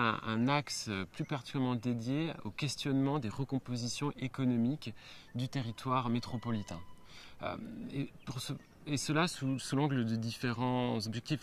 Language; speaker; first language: French; native; French